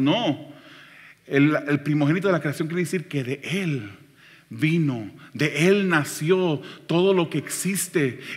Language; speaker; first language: Spanish; native; Spanish